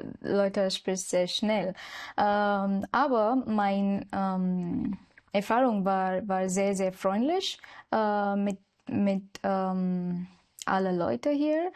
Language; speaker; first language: German; non-native, learner; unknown